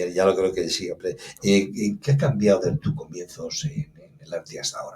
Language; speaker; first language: Spanish; native; Spanish